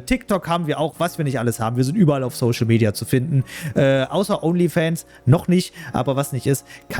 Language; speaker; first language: German; native; German